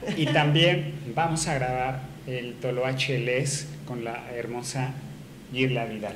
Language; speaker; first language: Spanish; native; Spanish